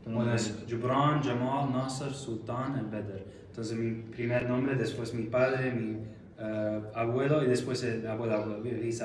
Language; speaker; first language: Spanish; non-native, fluent; Arabic